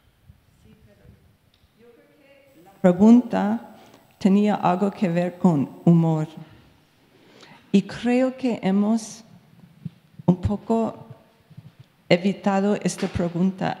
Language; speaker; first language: Spanish; non-native, fluent; English